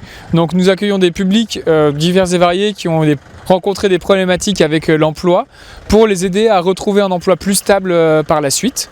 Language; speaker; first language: French; native; French